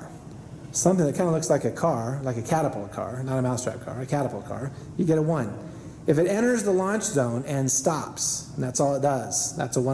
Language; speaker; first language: English; native; English